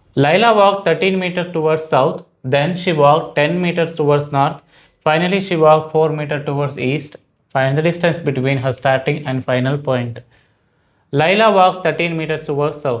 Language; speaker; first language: English; non-native, local second language; Kannada